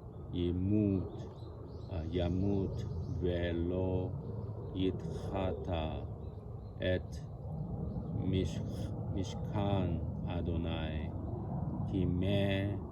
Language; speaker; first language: Hebrew; non-native, learner; Japanese